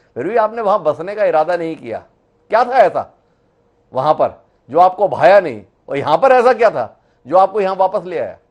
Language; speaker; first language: Hindi; native; Hindi